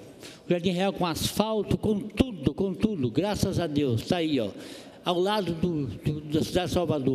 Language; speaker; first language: Portuguese; native; Portuguese